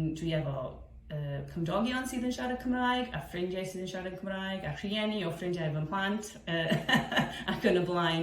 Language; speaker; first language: Welsh; non-native, fluent; English